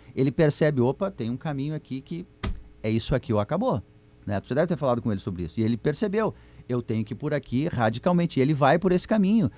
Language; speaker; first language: Portuguese; native; Portuguese